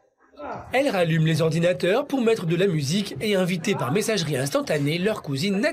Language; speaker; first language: French; native; French